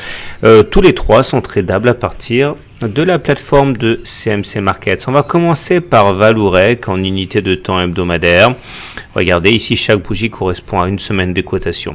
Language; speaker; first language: French; native; French